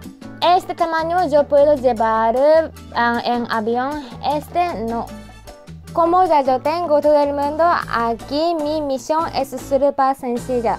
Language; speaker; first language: Spanish; non-native, learner; Japanese